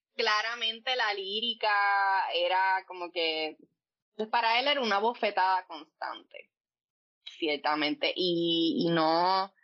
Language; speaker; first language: Spanish; native; Spanish